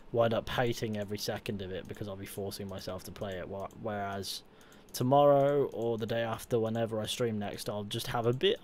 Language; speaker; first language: English; native; English